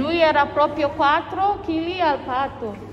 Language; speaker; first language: Italian; non-native, learner; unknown